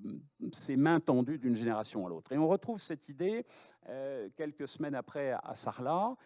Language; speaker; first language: French; native; French